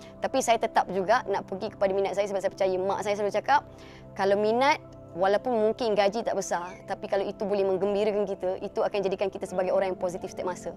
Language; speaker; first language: Malay; native; Malay